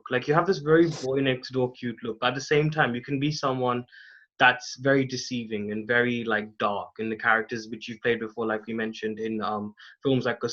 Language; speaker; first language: English; non-native, local second language; Hindi